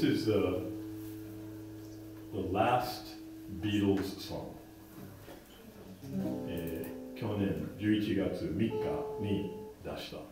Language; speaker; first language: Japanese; non-native, fluent; English